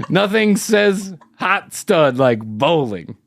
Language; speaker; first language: English; native; English